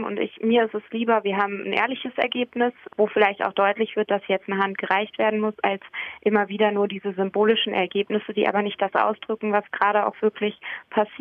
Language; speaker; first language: German; native; German